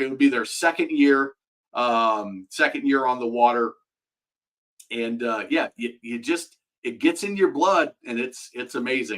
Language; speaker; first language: English; native; English